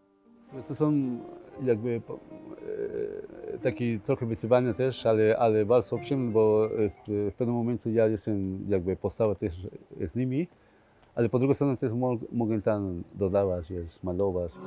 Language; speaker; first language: Polish; non-native, learner; Spanish